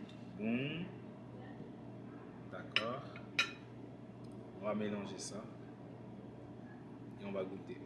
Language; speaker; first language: French; native; French